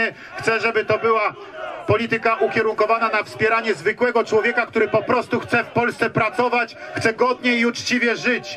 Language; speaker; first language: Polish; native; Polish